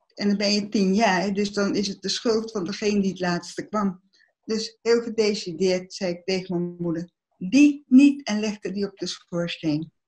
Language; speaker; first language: Dutch; early bilingual, other home language; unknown